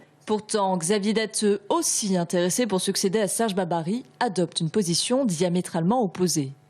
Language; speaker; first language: French; native; French